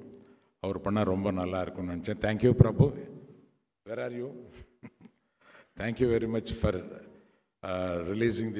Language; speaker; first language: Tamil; non-native, local second language; Telugu